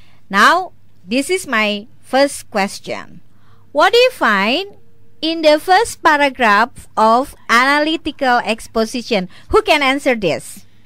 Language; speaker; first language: English; non-native, fluent; Indonesian